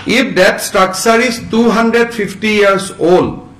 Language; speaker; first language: English; non-native, local second language; Assamese